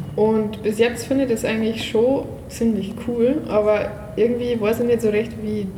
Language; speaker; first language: German; native; German